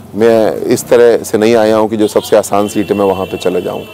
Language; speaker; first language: Hindi; native; Hindi